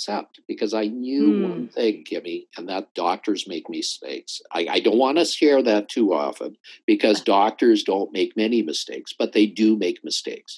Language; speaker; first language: English; native; English